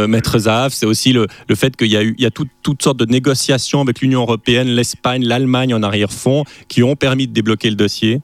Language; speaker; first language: French; native; French